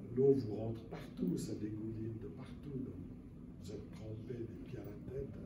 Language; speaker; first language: French; native; French